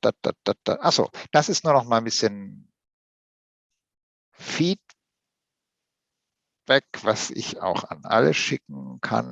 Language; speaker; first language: German; native; German